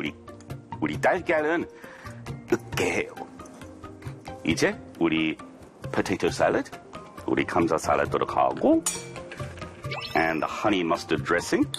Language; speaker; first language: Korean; non-native, learner; English